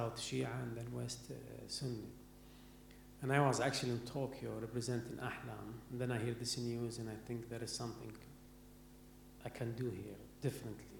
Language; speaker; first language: English; non-native, learner; Arabic